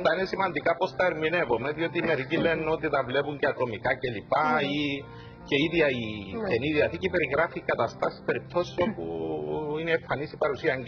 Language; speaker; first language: Greek; native; Greek